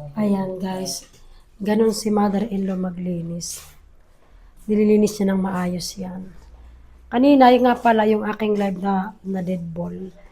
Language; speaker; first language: Filipino; non-native, local second language; Waray